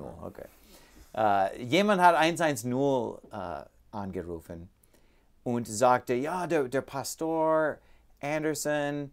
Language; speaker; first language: German; non-native, learner; English